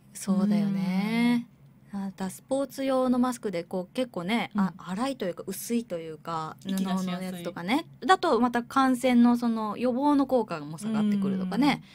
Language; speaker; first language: Japanese; native; Japanese